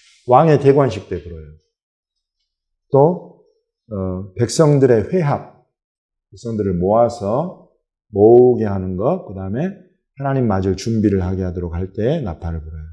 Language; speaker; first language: Korean; native; Korean